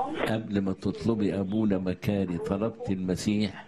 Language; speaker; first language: Arabic; native; Arabic